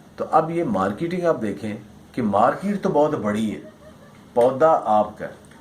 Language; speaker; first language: Urdu; non-native, local second language; Punjabi